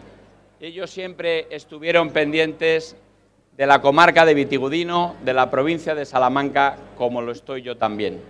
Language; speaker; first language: Spanish; native; Spanish